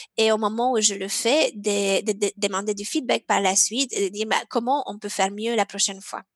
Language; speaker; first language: French; non-native, fluent; Romanian